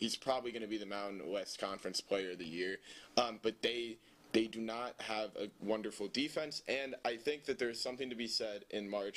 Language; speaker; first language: English; native; English